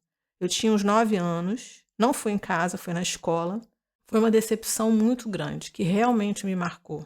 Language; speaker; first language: Portuguese; native; Portuguese